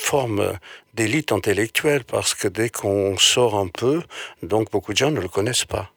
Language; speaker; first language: French; non-native, fluent; Portuguese